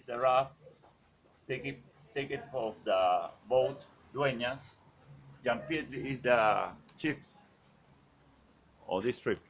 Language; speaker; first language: English; non-native, learner; Spanish